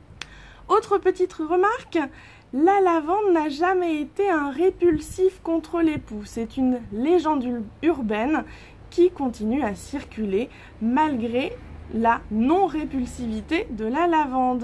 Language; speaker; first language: French; native; French